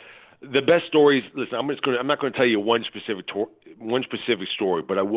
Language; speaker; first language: English; native; English